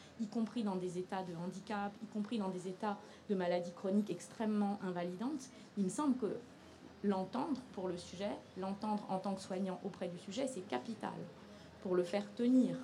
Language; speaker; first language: French; native; French